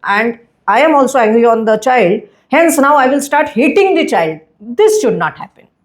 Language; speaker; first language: English; non-native, local second language; Hindi